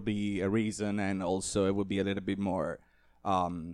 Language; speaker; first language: English; non-native, fluent; Italian